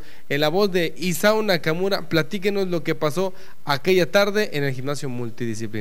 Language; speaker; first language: Spanish; native; Spanish